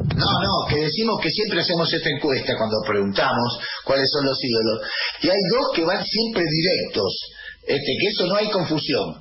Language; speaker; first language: Spanish; native; Spanish